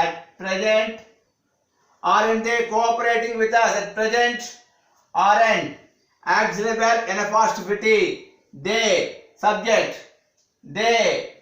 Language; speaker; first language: English; non-native, local second language; Telugu